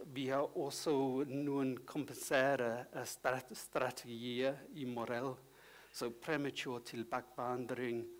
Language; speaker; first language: Norwegian; non-native, learner; English